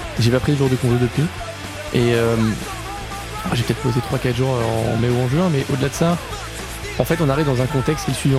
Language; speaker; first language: French; native; French